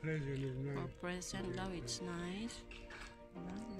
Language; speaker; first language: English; non-native, local second language; Filipino